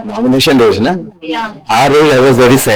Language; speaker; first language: Telugu; non-native, learner; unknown